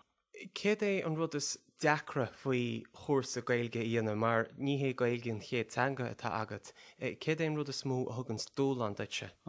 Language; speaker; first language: Irish; native; Irish